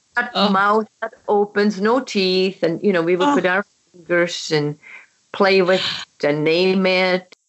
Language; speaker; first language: English; non-native, fluent; Czech